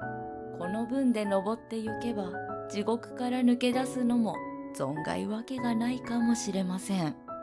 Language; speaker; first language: Japanese; native; Japanese